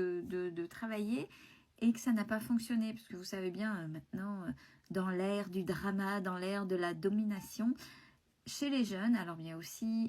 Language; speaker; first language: French; native; French